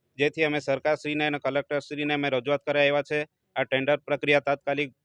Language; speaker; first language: Gujarati; non-native, local second language; Gamit